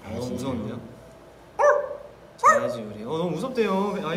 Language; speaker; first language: Korean; non-native, fluent; Vietnamese